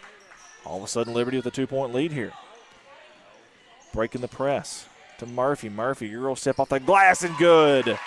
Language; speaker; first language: English; native; English